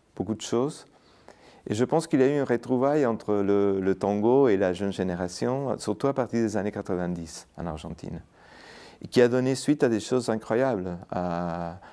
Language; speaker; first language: French; non-native, fluent; Spanish